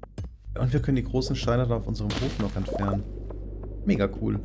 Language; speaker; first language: German; native; German